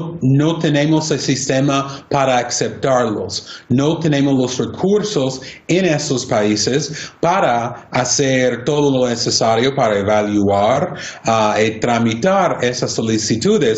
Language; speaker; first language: Spanish; non-native, fluent; English